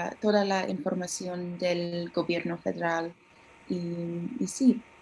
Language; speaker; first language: Spanish; non-native, learner; English